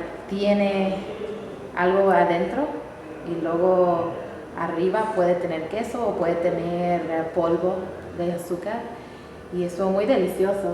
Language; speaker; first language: Spanish; early bilingual, other home language; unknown